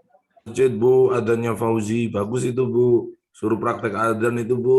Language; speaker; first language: Indonesian; native; Indonesian